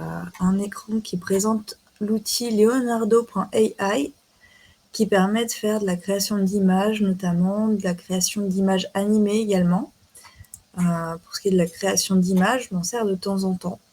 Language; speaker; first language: French; native; French